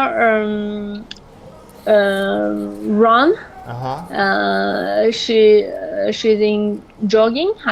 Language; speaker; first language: English; non-native, learner; French